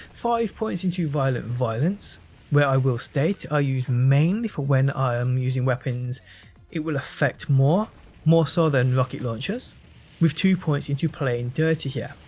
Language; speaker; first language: English; native; English